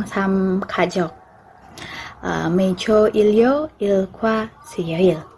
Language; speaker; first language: Korean; non-native, learner; Indonesian